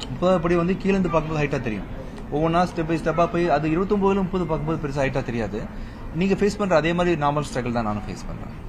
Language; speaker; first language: Tamil; native; Tamil